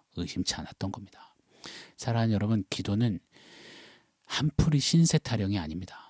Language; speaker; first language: Korean; native; Korean